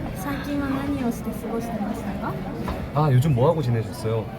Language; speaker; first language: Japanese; non-native, learner; Korean